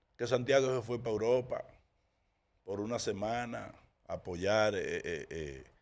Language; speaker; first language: Spanish; early bilingual, heritage; Spanish